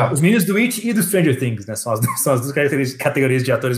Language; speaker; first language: Portuguese; native; Portuguese